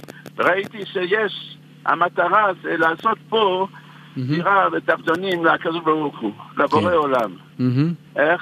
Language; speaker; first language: Hebrew; non-native, fluent; French